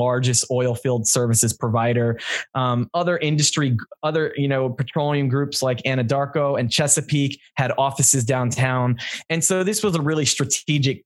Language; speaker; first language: English; native; English